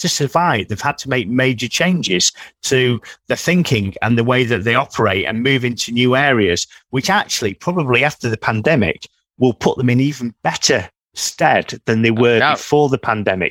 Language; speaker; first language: English; native; English